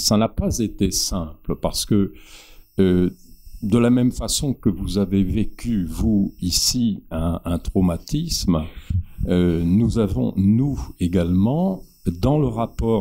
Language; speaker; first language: French; native; French